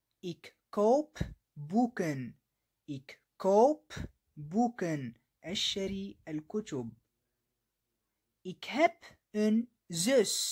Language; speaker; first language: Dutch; non-native, fluent; Arabic